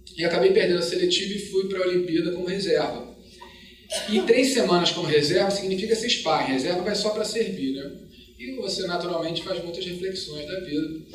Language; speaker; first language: Portuguese; native; Portuguese